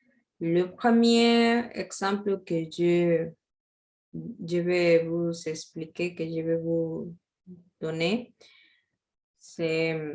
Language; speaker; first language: French; non-native, learner; Spanish